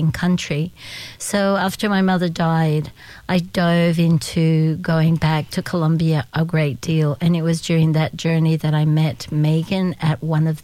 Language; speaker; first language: English; early bilingual, other home language; Spanish